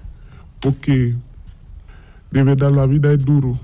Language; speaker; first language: Spanish; non-native, learner; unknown